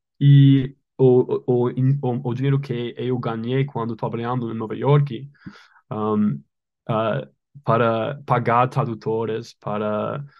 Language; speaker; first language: Portuguese; non-native, learner; English